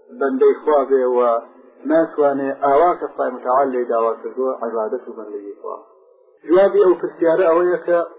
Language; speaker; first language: Central Kurdish; non-native, local second language; Gurani